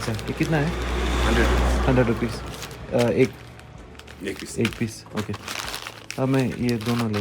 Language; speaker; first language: Nepali; non-native, learner; Malayalam